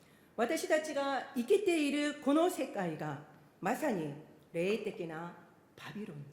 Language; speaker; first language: Japanese; non-native, fluent; Korean